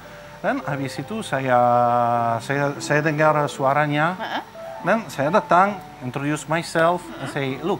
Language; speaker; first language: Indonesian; non-native, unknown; Italian